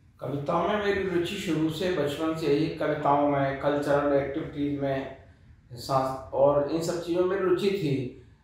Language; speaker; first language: Hindi; native; Hindi